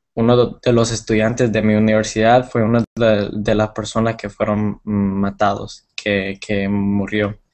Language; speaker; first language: Spanish; non-native, fluent; English